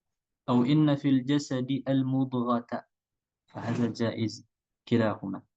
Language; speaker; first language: Arabic; non-native, fluent; Indonesian